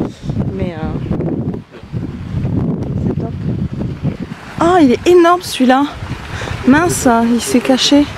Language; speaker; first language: French; native; French